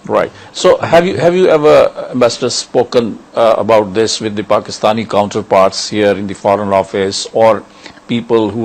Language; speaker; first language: English; non-native, local second language; Urdu